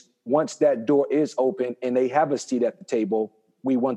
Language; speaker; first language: English; native; English